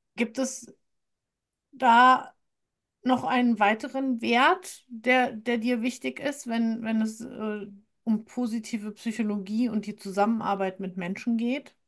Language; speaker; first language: German; native; German